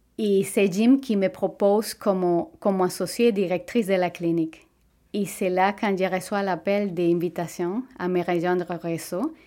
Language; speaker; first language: French; non-native, fluent; Spanish